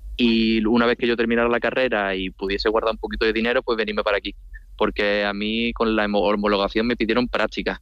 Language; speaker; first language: Spanish; native; Spanish